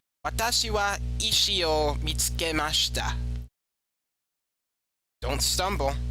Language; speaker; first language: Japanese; non-native, learner; English